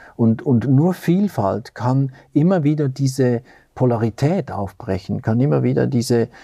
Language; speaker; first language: German; native; German